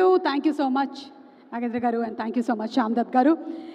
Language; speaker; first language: Telugu; native; Telugu